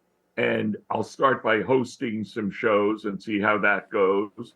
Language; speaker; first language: English; native; English